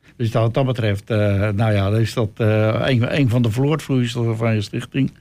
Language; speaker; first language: Dutch; native; Dutch